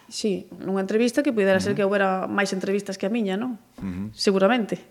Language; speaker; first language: Galician; native; Galician